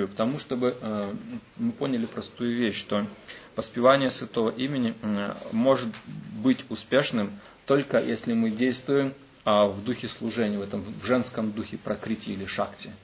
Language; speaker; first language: Russian; native; Russian